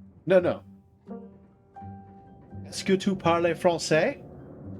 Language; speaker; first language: French; non-native, learner; English